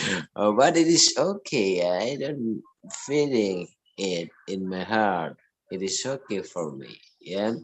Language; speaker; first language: English; non-native, learner; Indonesian